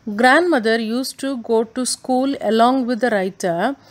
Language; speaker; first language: English; non-native, local second language; Tamil